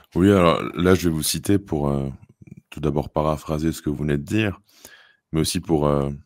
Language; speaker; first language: French; native; French